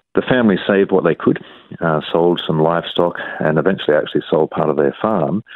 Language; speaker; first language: English; native; English